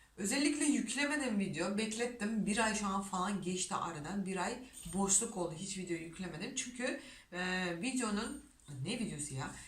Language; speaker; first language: Turkish; non-native, fluent; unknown